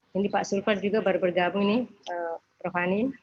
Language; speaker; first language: Indonesian; native; Indonesian